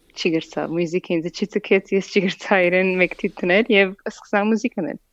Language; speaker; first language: Armenian; native; Armenian